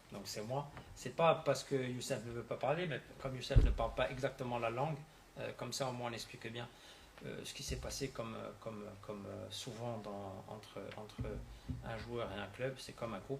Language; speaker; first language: French; native; French